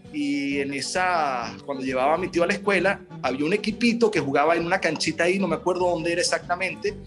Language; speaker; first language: Spanish; early bilingual, other home language; Italian